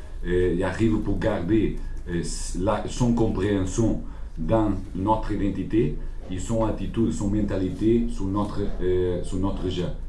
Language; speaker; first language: French; non-native, learner; Portuguese